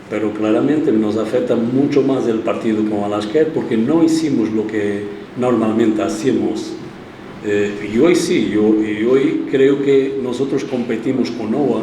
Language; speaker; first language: Spanish; non-native, fluent; Portuguese